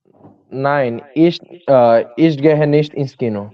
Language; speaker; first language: German; non-native, learner; Bangla